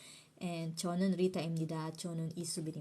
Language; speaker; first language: Korean; non-native, fluent; Filipino